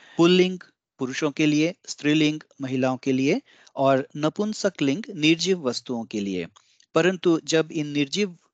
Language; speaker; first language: Hindi; non-native, local second language; Bangla